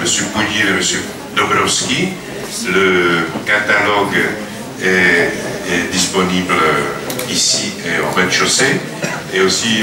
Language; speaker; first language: French; non-native, fluent; Czech